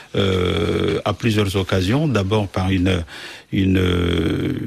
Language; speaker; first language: French; non-native, local second language; Comorian